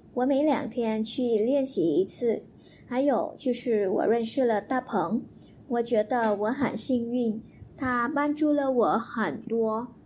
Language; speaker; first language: Chinese; non-native, learner; Vietnamese